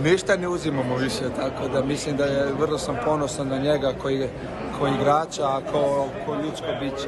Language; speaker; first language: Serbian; early bilingual, heritage; Slovenian